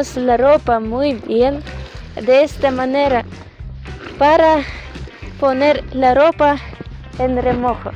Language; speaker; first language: Spanish; non-native, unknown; Russian